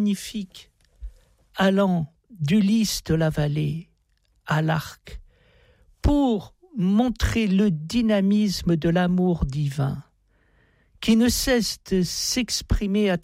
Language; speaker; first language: French; native; French